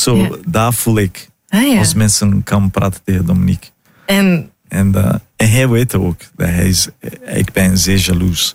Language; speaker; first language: Dutch; non-native, learner; Portuguese